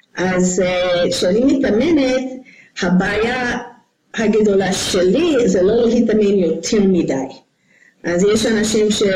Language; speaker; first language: Hebrew; non-native, fluent; English